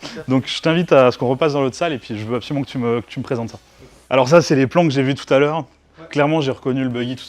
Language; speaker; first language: French; native; French